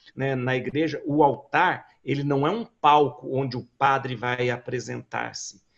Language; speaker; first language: Portuguese; native; Portuguese